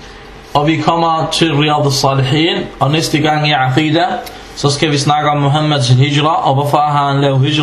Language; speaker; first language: Danish; non-native, fluent; Arabic